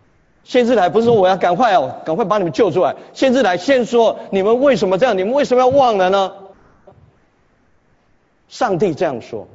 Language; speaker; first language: Chinese; native; Chinese